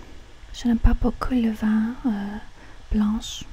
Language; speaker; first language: French; non-native, learner; English